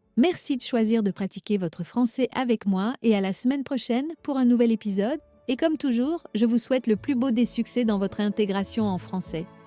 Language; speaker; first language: French; native; French